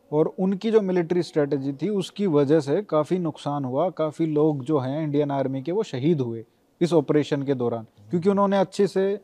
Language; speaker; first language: Hindi; native; Hindi